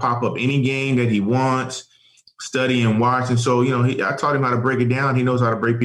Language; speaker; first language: English; native; English